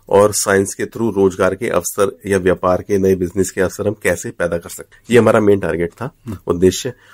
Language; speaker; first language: Hindi; native; Hindi